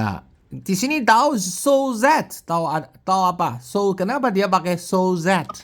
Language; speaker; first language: Indonesian; non-native, fluent; Chinese